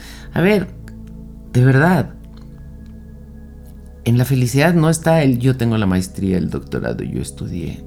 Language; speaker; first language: Spanish; native; Spanish